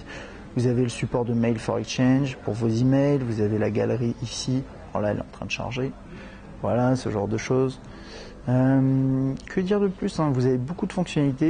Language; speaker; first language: French; native; French